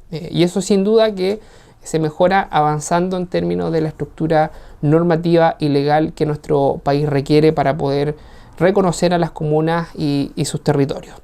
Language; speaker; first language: Spanish; native; Spanish